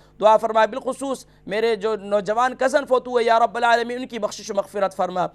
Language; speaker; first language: Urdu; native; Urdu